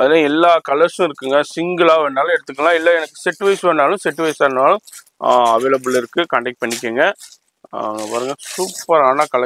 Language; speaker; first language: Tamil; native; Tamil